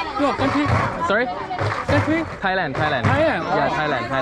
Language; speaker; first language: English; non-native, learner; Thai